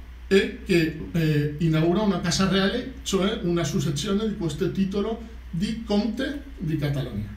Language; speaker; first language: Italian; non-native, fluent; Catalan